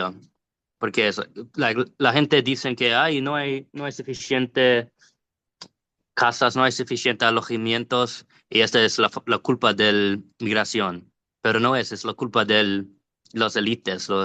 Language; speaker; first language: Spanish; non-native, learner; English